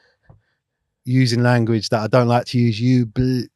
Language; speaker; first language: English; native; English